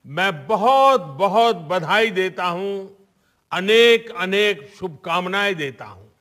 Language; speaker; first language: Hindi; non-native, local second language; Gujarati